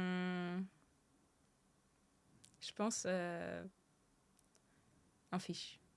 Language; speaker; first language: French; early bilingual, other home language; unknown